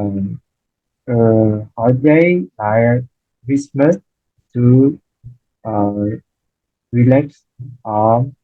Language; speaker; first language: English; non-native, learner; Vietnamese